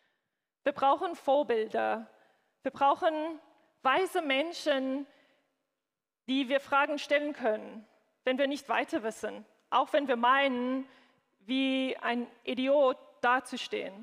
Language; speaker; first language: German; non-native, fluent; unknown